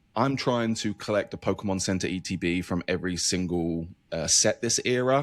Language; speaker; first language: English; native; English